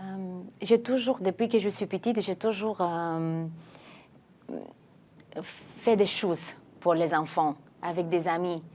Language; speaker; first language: French; non-native, fluent; Romanian